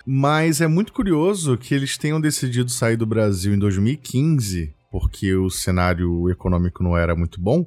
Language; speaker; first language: Portuguese; native; Portuguese